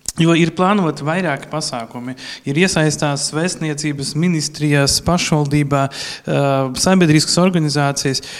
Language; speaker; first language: Latvian; native; Latvian